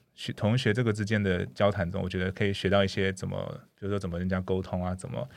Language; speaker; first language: Chinese; non-native, fluent; English